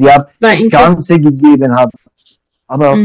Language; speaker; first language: German; non-native, learner; Persian